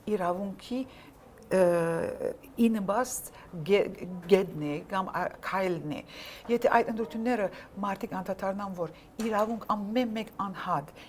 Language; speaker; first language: Armenian; early bilingual, heritage; Armenian